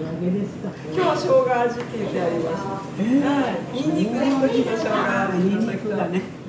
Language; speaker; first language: Japanese; native; Japanese